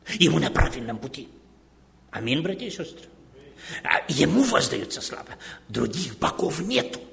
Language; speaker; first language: Russian; non-native, local second language; Romanian